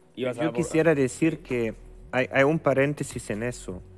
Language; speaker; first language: Spanish; non-native, fluent; German